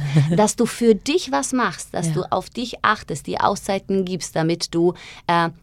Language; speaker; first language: German; non-native, fluent; Slovak